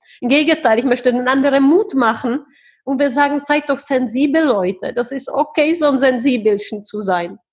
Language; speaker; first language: German; non-native, fluent; Czech